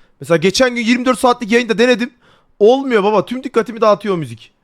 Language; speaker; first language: Turkish; native; Turkish